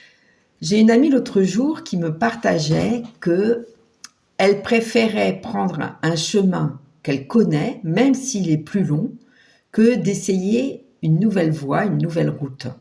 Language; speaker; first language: French; native; French